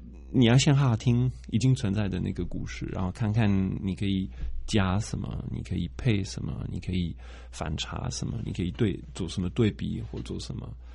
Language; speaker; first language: Chinese; non-native, fluent; French